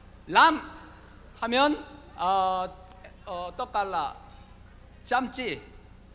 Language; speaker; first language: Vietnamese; non-native, learner; Korean